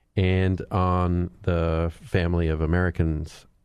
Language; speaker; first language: English; native; English